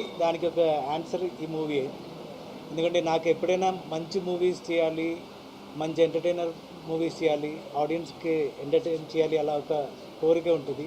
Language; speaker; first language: Telugu; non-native, fluent; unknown